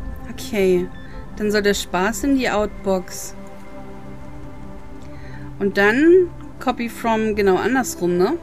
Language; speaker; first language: German; native; German